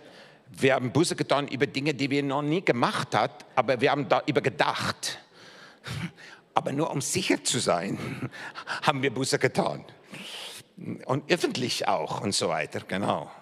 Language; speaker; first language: German; non-native, fluent; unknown